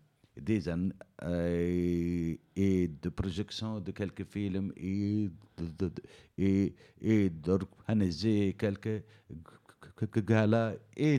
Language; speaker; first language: French; non-native, learner; Berber languages